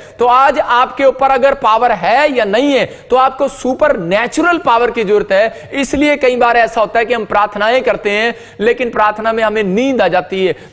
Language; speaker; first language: Hindi; non-native, local second language; Punjabi